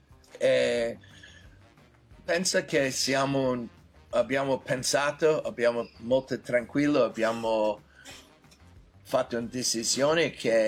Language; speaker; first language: Italian; non-native, learner; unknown